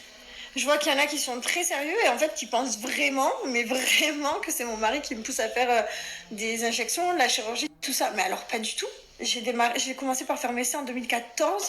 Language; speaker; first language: French; native; French